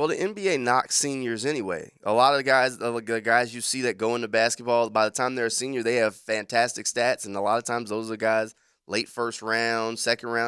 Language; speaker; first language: English; native; English